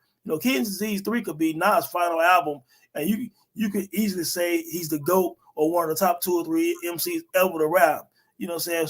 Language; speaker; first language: English; native; English